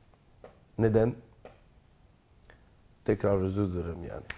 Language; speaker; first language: Turkish; non-native, learner; French